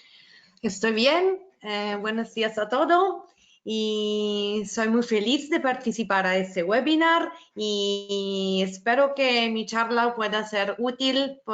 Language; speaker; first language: Spanish; non-native, fluent; Italian